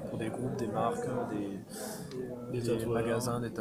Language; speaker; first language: French; native; French